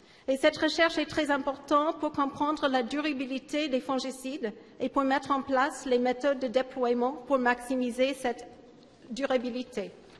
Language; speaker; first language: French; native; French